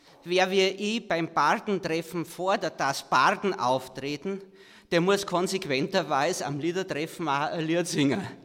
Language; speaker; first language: German; native; German